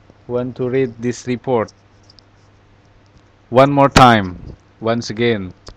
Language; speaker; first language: English; non-native, fluent; Indonesian